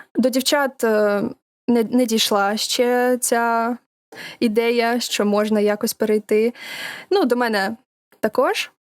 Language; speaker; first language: Ukrainian; non-native, local second language; Russian